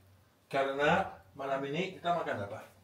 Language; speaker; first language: Indonesian; non-native, learner; French